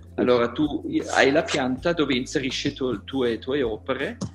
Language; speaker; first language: Italian; non-native, learner; German